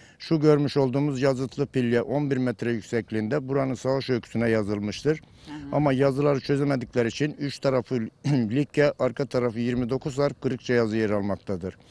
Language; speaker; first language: Turkish; native; Turkish